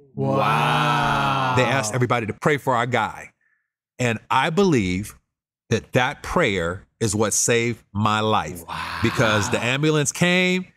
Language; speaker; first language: English; native; English